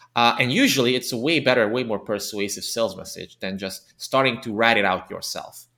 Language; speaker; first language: English; non-native, fluent; Romanian